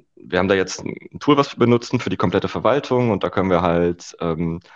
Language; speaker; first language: German; native; German